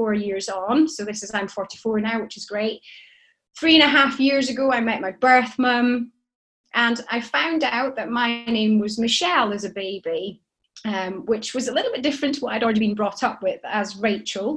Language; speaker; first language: English; native; English